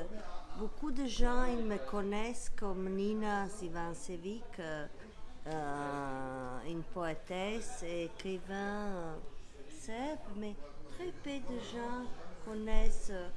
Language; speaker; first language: French; non-native, fluent; Serbian